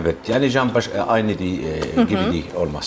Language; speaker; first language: Turkish; non-native, learner; Arabic